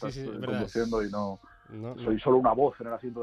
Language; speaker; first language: Spanish; native; Spanish